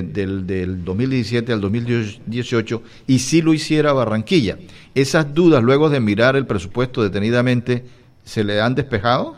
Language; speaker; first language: Spanish; native; Spanish